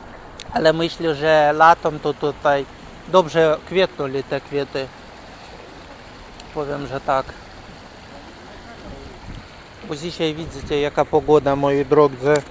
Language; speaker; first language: Polish; non-native, learner; Ukrainian